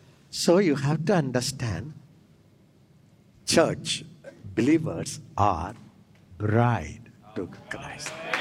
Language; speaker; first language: English; non-native, local second language; Tamil